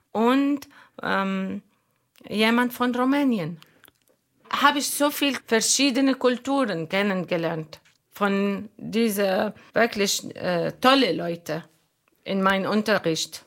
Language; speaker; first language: German; non-native, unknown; Arabic